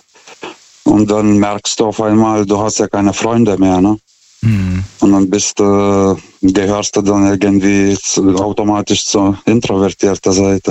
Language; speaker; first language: German; non-native, fluent; Lithuanian